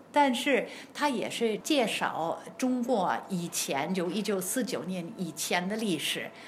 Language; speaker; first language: Chinese; non-native, fluent; German